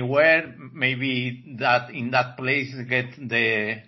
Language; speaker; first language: English; non-native, learner; Spanish